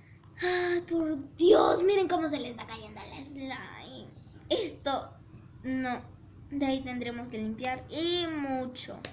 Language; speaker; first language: Spanish; native; Spanish